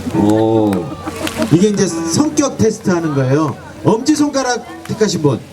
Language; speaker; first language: Korean; native; Korean